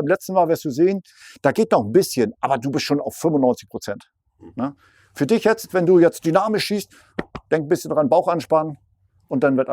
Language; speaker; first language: German; native; German